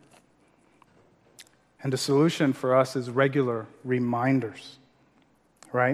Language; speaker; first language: English; non-native, local second language; Yoruba